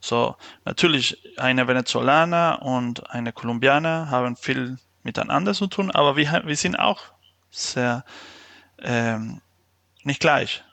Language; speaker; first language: German; non-native, fluent; Spanish